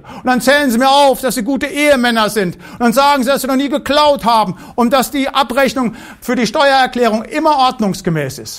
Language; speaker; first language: German; native; German